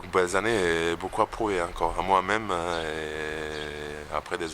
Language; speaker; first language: French; non-native, fluent; Bosnian